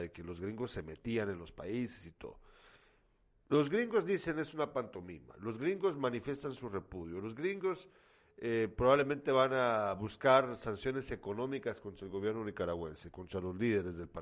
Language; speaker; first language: Spanish; native; Spanish